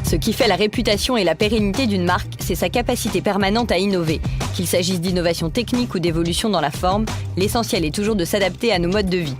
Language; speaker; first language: French; native; French